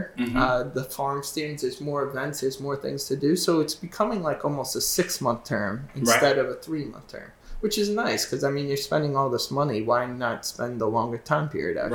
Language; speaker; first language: English; native; English